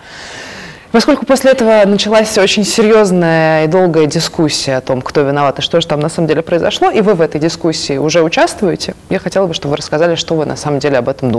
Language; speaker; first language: Russian; native; Russian